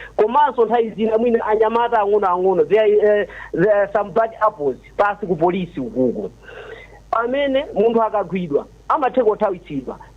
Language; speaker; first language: Nyanja; native; Nyanja